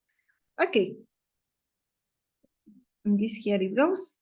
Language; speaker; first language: English; non-native, fluent; Spanish